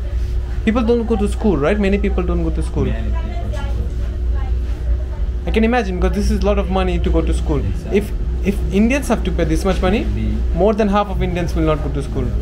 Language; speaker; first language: English; non-native, local second language; Hindi